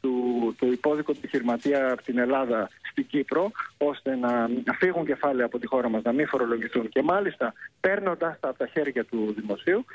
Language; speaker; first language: Greek; native; Greek